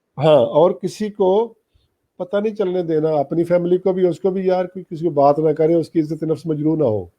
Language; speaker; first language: Urdu; non-native, local second language; Punjabi